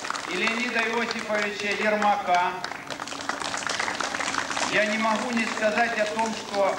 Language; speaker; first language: Russian; native; Russian